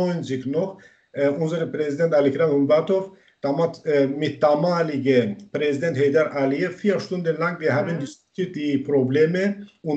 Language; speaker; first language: German; non-native, learner; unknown